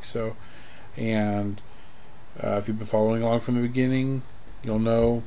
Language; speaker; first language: English; native; English